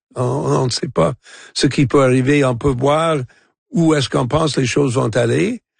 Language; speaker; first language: French; non-native, local second language; English